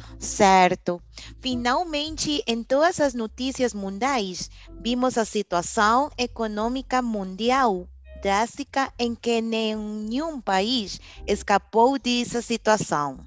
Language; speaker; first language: Portuguese; non-native, learner; Spanish